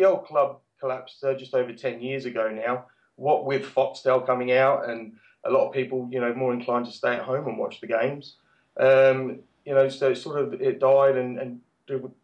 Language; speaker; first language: English; native; English